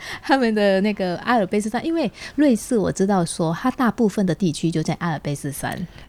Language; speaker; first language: Chinese; native; Chinese